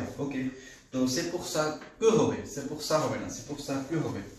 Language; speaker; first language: French; non-native, fluent; Bangla